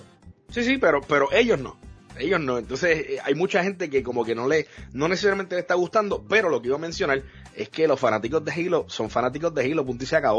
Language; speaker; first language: Spanish; native; Spanish